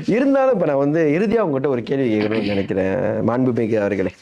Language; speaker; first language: Tamil; native; Tamil